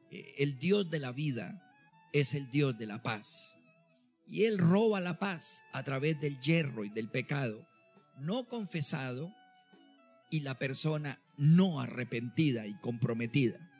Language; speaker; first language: Spanish; native; Spanish